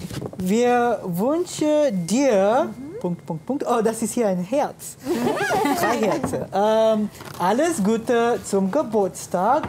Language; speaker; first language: German; non-native, learner; Malay